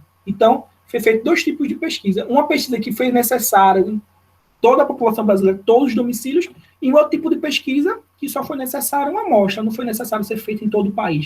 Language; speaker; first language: Portuguese; native; Portuguese